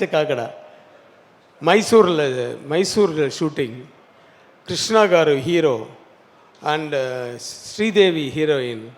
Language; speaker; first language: Telugu; non-native, learner; Tamil